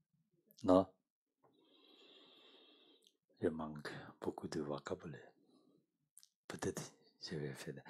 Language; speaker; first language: French; non-native, learner; Tibetan